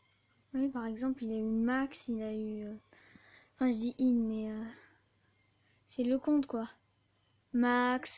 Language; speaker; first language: French; native; French